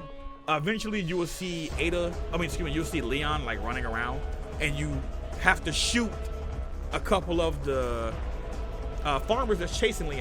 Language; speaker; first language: English; native; English